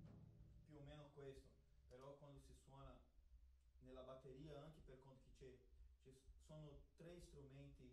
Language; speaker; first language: Italian; non-native, fluent; Portuguese